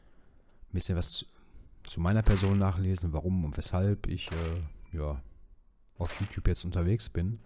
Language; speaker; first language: German; native; German